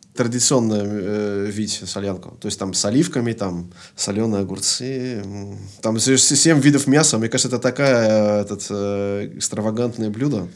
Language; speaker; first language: Russian; non-native, fluent; Dutch